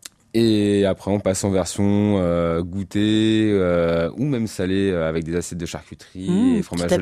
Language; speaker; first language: French; native; French